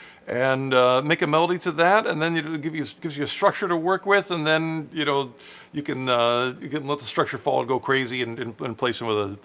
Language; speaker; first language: English; native; English